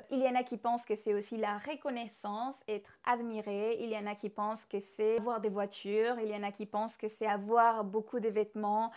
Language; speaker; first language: French; non-native, fluent; Spanish